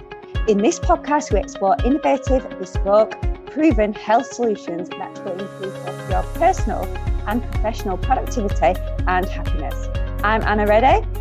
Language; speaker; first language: English; native; English